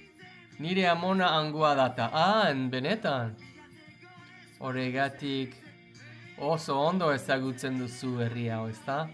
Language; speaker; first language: Basque; non-native, learner; English